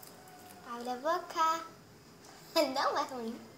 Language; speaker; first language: Portuguese; native; Portuguese